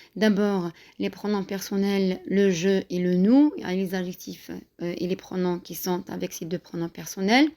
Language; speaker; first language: French; non-native, local second language; Arabic